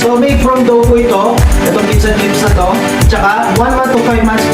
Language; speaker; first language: Filipino; native; Filipino